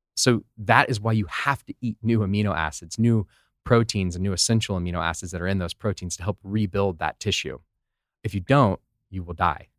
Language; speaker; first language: English; native; English